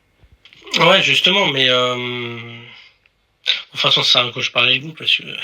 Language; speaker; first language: French; native; French